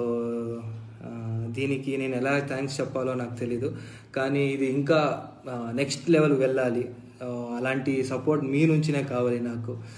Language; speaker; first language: Telugu; non-native, fluent; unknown